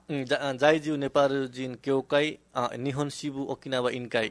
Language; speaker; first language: Japanese; non-native, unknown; Nepali